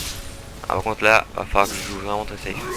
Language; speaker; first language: French; native; French